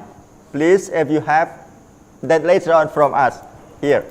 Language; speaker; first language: English; non-native, learner; Indonesian